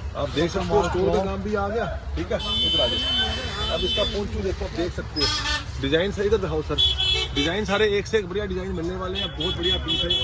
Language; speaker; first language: Hindi; non-native, local second language; Punjabi